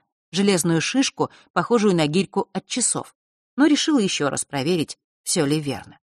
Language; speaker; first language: Russian; native; Russian